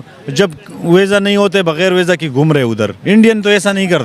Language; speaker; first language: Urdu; non-native, local second language; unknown